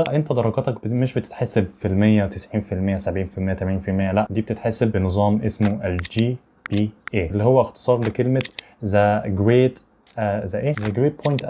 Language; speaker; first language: Arabic; native; Arabic